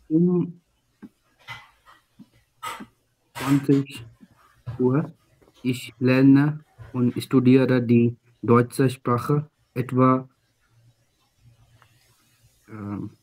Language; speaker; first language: German; non-native, learner; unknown